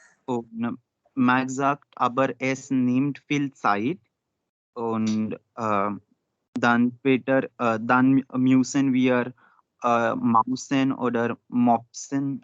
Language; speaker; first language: German; non-native, learner; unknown